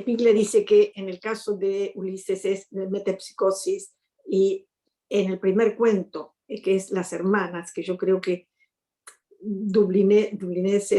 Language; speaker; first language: Spanish; native; Spanish